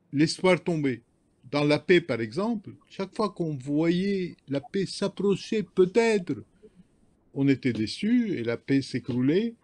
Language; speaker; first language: French; non-native, local second language; Arabic